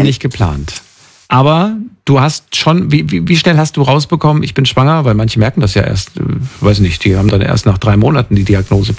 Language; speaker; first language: German; native; German